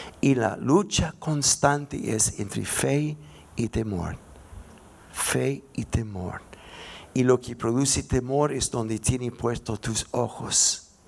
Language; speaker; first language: Spanish; non-native, fluent; English